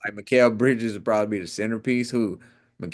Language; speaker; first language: English; native; English